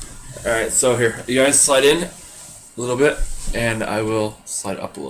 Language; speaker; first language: English; native; English